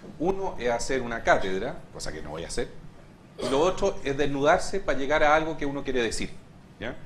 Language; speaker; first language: Spanish; non-native, fluent; Hungarian